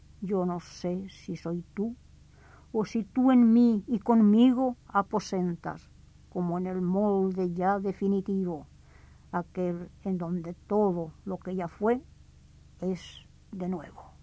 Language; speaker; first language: Spanish; native; Spanish